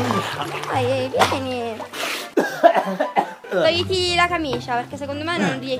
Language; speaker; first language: Italian; native; Italian